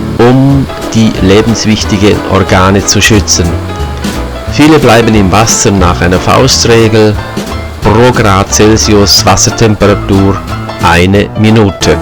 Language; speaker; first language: German; native; German